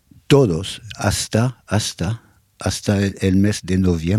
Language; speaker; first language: Spanish; non-native, fluent; English